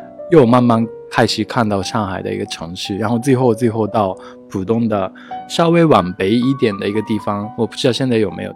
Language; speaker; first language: Chinese; non-native, fluent; Japanese